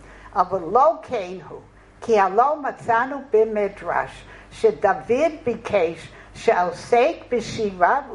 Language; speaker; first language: Hebrew; non-native, fluent; English